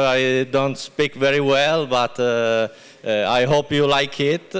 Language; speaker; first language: English; non-native, learner; Italian